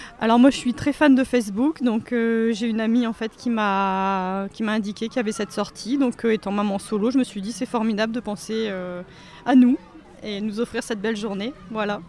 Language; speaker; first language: French; native; French